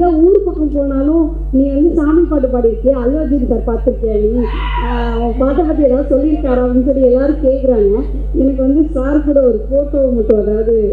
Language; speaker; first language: Tamil; native; Tamil